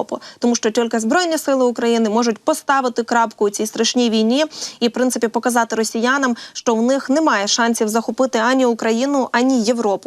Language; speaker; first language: Ukrainian; native; Ukrainian